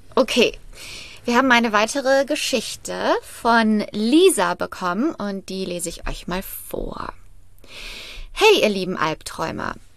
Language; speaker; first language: German; native; German